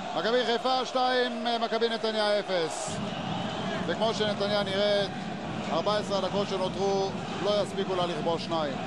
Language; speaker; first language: Hebrew; native; Hebrew